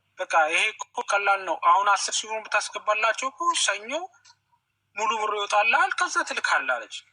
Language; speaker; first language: Amharic; native; Amharic